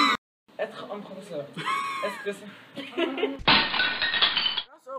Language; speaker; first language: French; non-native, learner; Arabic